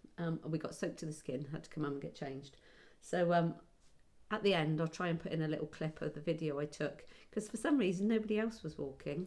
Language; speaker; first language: English; native; English